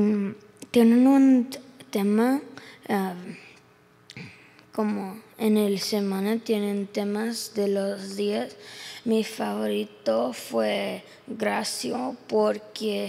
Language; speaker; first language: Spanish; early bilingual, heritage; English